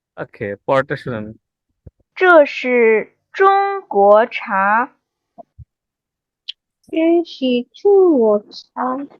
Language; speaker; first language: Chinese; non-native, fluent; Bangla